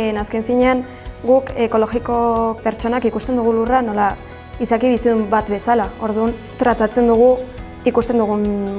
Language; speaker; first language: Basque; non-native, local second language; Spanish